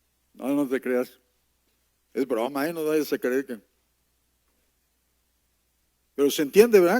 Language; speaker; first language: Spanish; native; Spanish